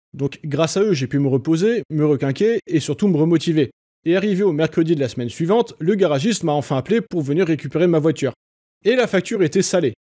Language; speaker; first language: French; native; French